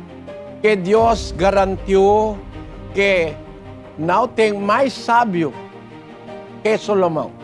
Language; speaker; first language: Portuguese; non-native, learner; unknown